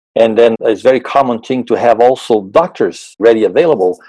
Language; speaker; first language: English; non-native, fluent; Portuguese